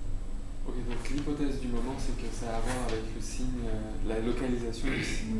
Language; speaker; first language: French; native; French